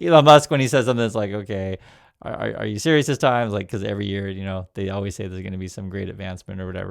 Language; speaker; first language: English; native; English